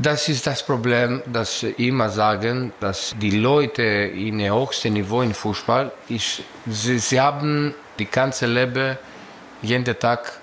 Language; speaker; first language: German; non-native, learner; Greek